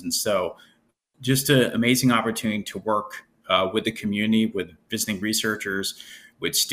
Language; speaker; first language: English; native; English